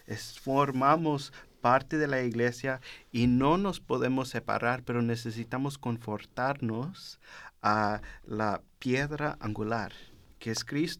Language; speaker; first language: Spanish; early bilingual, heritage; Spanish